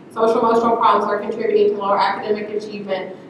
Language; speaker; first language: English; native; English